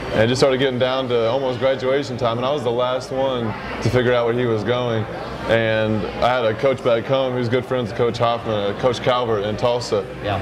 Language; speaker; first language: English; native; English